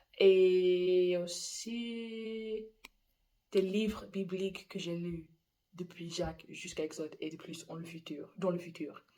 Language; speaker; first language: French; non-native, fluent; English